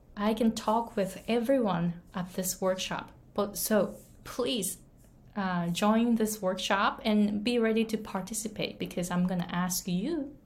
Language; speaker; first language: English; non-native, fluent; Japanese